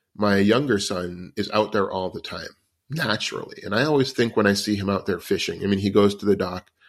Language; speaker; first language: English; native; English